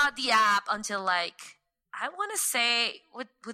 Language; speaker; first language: English; non-native, fluent; Spanish